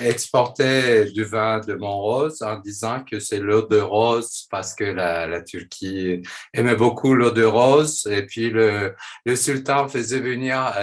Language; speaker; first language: French; non-native, fluent; Turkish